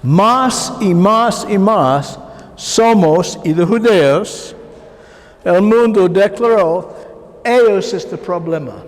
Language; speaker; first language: Spanish; non-native, learner; English